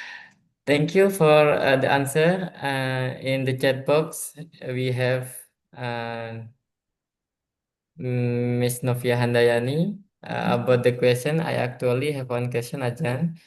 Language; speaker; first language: English; non-native, learner; Indonesian